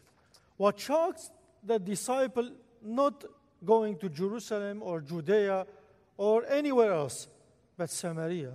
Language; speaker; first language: English; non-native, fluent; Arabic